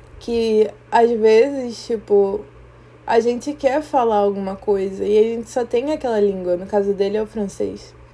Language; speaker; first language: Portuguese; native; Portuguese